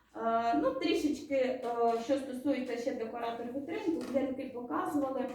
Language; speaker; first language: Ukrainian; native; Ukrainian